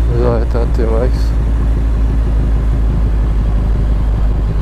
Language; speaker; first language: French; native; French